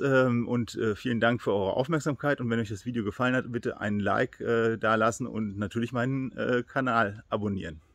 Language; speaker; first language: German; native; German